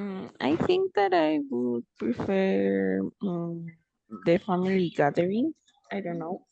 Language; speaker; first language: English; non-native, fluent; Spanish